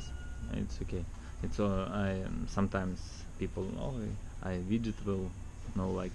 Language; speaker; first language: English; non-native, learner; Russian